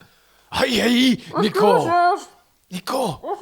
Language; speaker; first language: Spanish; non-native, learner; French